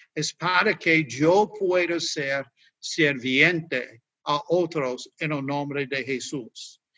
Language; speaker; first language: Spanish; non-native, fluent; English